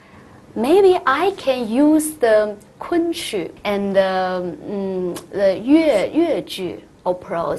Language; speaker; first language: English; non-native, learner; Chinese